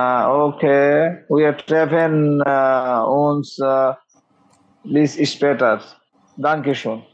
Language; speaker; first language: German; non-native, learner; Bangla